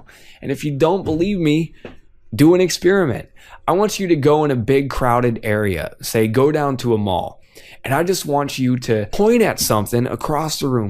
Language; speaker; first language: English; native; English